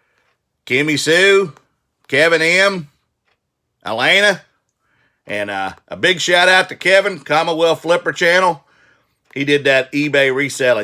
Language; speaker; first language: English; native; English